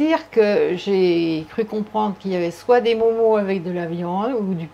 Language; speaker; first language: French; native; French